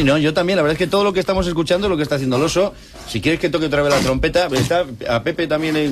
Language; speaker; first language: Spanish; native; Spanish